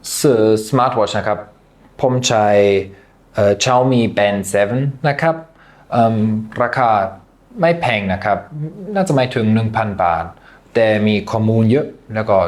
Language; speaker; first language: Thai; non-native, fluent; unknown